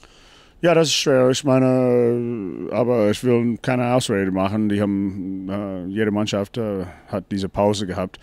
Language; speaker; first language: German; non-native, fluent; English